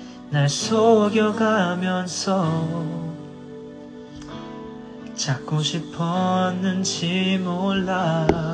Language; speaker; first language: Korean; native; Korean